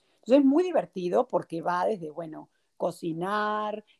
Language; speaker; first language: Spanish; native; Spanish